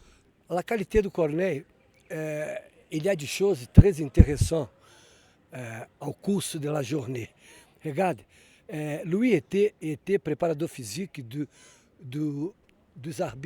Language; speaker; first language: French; non-native, learner; Portuguese